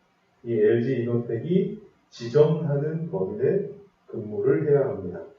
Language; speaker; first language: Korean; native; Korean